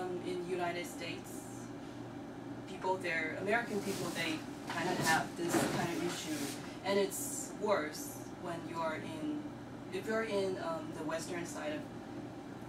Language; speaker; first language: English; non-native, learner; Chinese